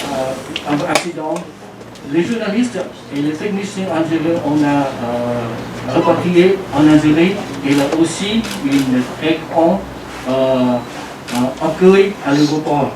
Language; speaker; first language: French; non-native, learner; Vietnamese